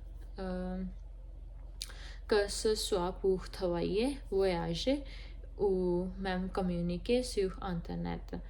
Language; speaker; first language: French; non-native, learner; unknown